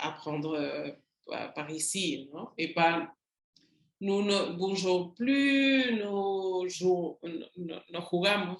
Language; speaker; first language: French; non-native, learner; Spanish